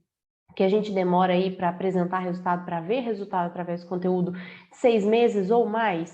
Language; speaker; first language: Portuguese; native; Portuguese